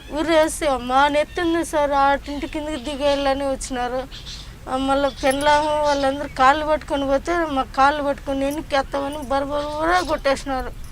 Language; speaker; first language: Telugu; native; Telugu